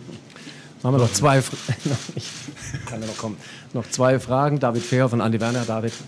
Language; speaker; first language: German; native; German